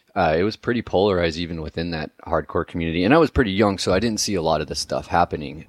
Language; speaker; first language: English; native; English